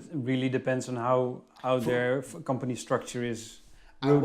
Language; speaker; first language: English; non-native, fluent; Dutch